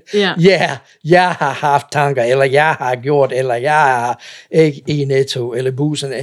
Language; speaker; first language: Danish; non-native, fluent; English